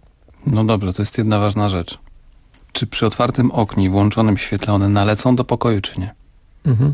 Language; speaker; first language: Polish; native; Polish